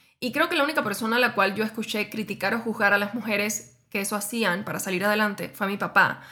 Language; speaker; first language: Spanish; native; Spanish